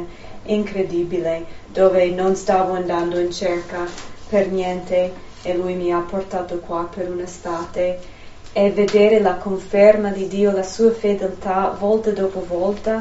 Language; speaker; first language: Italian; non-native, fluent; English